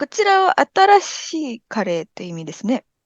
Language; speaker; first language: Japanese; non-native, fluent; Indonesian